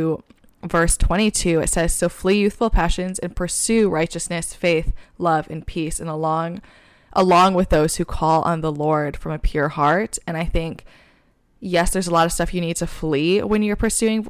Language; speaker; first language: English; native; English